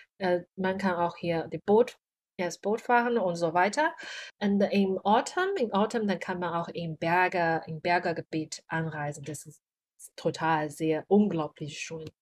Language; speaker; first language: German; non-native, learner; Chinese